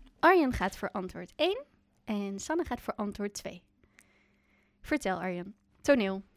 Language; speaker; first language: Dutch; native; Dutch